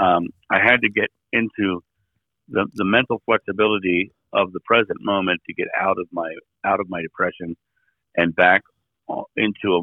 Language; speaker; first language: English; native; English